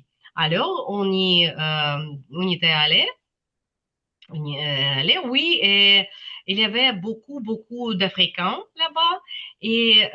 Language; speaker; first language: French; non-native, fluent; Ukrainian